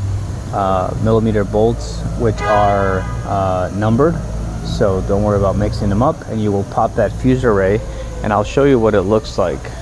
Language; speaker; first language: English; native; English